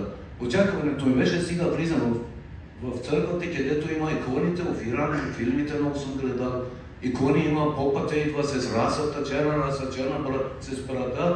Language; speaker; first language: Bulgarian; non-native, fluent; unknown